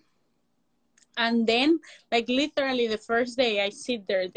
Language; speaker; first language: English; non-native, fluent; Spanish